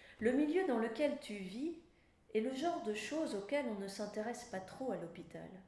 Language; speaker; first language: French; native; French